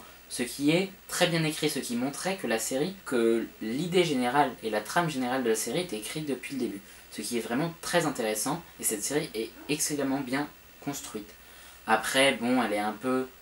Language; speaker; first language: French; native; French